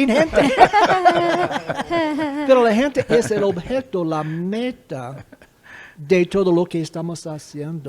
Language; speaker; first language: Spanish; non-native, fluent; English